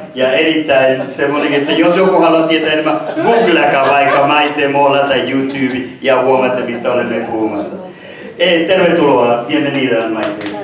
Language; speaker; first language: Finnish; non-native, fluent; Spanish